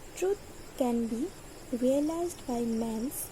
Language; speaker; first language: English; non-native, local second language; Assamese